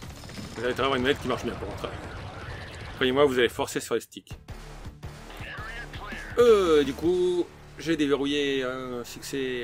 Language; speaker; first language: French; native; French